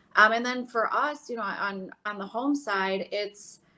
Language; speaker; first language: English; native; English